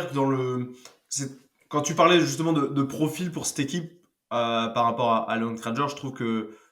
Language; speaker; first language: French; native; French